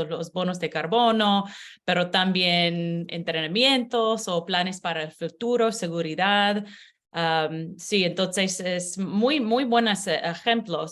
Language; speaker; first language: Spanish; non-native, learner; English